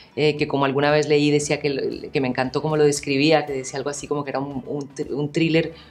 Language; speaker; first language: Spanish; native; Spanish